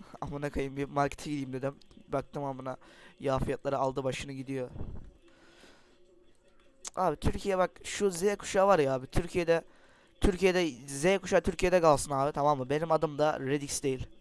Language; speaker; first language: Turkish; native; Turkish